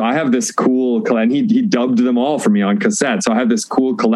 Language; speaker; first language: English; native; English